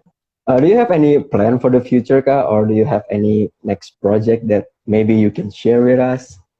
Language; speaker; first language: English; non-native, fluent; Indonesian